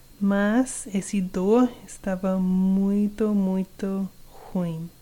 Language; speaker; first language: Portuguese; non-native, learner; English